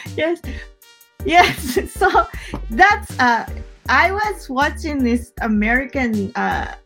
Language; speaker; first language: English; non-native, fluent; Japanese